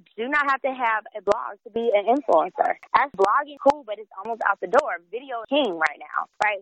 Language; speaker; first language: English; native; English